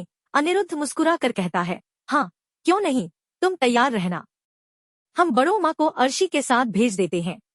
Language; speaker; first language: Hindi; native; Hindi